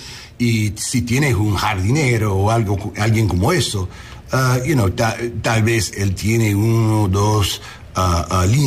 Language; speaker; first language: Spanish; early bilingual, heritage; English